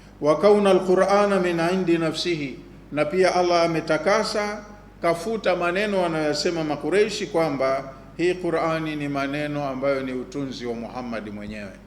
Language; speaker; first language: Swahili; native; Swahili